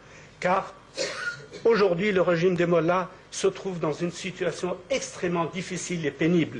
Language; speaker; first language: French; native; French